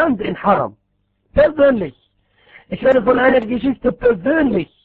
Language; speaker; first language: German; non-native, fluent; Arabic